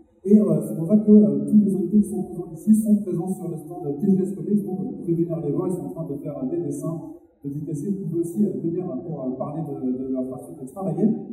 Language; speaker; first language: French; native; French